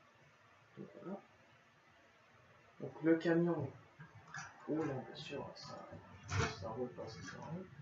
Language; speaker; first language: French; native; French